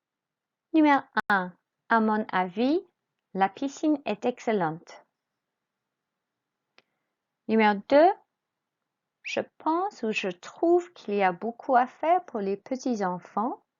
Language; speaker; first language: French; non-native, fluent; English